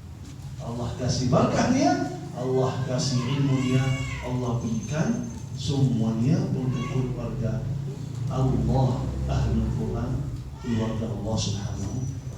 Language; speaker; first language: Indonesian; non-native, fluent; Arabic